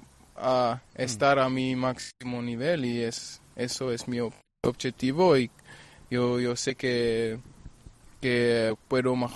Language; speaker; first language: Spanish; non-native, fluent; German